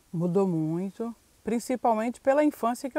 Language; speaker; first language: Portuguese; native; Portuguese